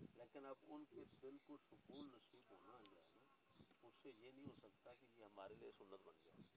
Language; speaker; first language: Urdu; non-native, local second language; Punjabi